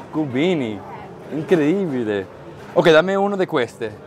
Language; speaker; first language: Italian; non-native, learner; English